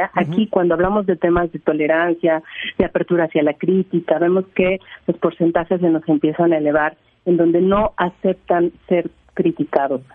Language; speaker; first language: Spanish; native; Spanish